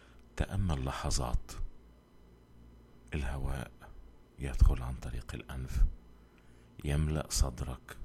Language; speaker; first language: Arabic; native; Arabic